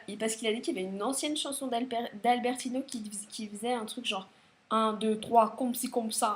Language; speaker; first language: French; native; French